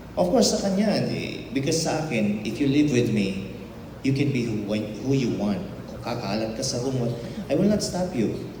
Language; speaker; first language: Filipino; native; Filipino